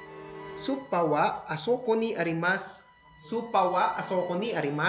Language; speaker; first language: Japanese; non-native, fluent; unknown